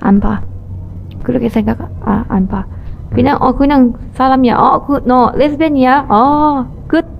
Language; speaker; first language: Korean; non-native, learner; Thai